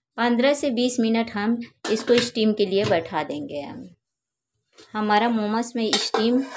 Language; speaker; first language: Hindi; native; Hindi